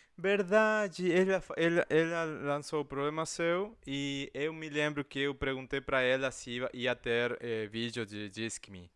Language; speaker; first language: Portuguese; non-native, fluent; Spanish